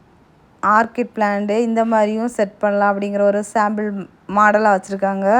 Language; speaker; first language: Tamil; native; Tamil